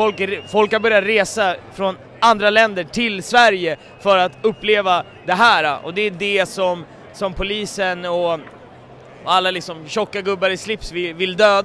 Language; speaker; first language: Swedish; native; Swedish